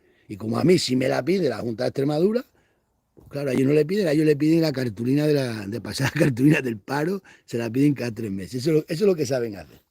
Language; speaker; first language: Spanish; native; Spanish